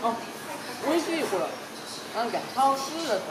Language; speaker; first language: Japanese; non-native, learner; Chinese